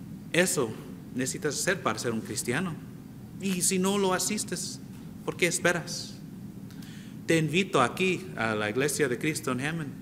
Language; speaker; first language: Spanish; non-native, fluent; English